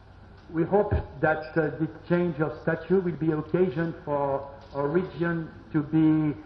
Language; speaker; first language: English; non-native, learner; French